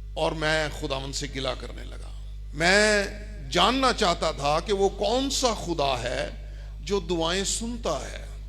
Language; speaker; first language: Urdu; non-native, local second language; Punjabi